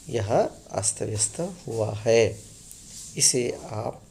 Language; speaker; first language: Hindi; non-native, local second language; Kannada